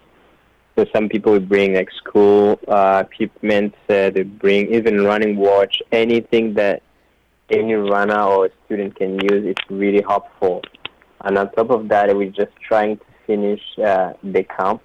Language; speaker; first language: English; non-native, local second language; Kinyarwanda